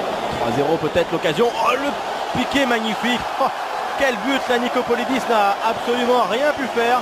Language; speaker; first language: French; native; French